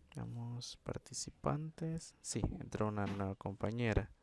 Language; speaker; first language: Spanish; native; Spanish